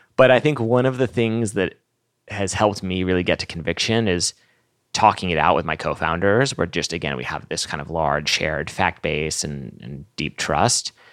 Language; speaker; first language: English; native; English